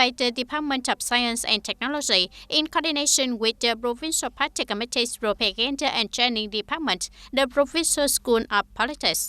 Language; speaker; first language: English; non-native, fluent; Vietnamese